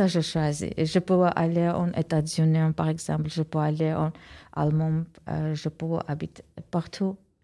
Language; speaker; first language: French; non-native, learner; Armenian